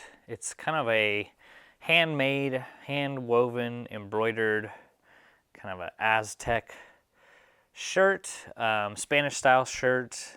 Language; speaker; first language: English; native; English